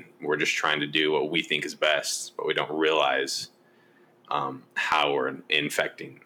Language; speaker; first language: English; native; English